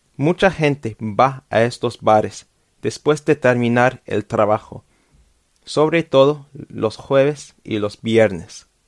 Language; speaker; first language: Spanish; non-native, fluent; English